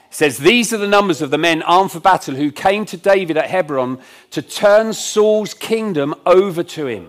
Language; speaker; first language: English; native; English